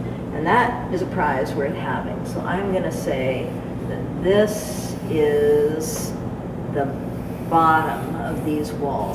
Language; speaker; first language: English; native; English